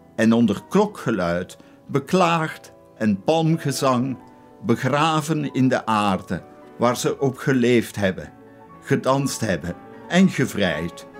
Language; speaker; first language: Dutch; native; Dutch